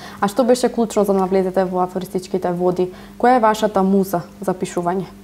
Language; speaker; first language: Macedonian; native; Macedonian